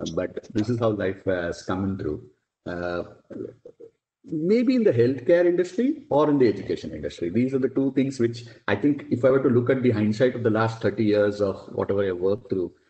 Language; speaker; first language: English; non-native, local second language; Tamil